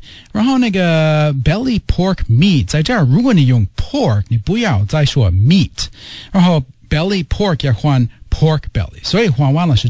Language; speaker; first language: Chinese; non-native, fluent; English